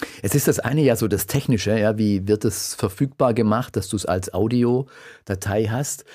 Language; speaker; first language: German; native; German